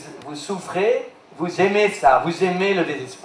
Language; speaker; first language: French; native; French